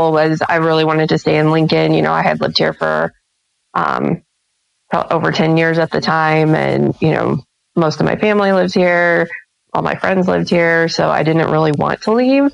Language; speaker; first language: English; native; English